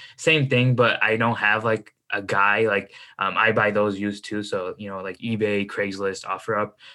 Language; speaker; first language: English; native; English